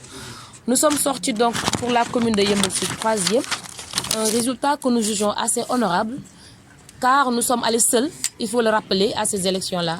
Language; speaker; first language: French; non-native, local second language; Wolof